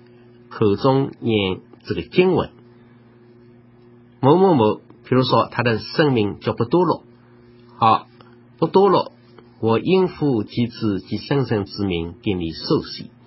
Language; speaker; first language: Chinese; native; Chinese